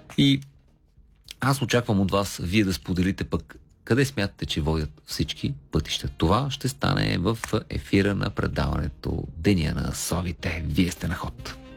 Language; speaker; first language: Bulgarian; native; Bulgarian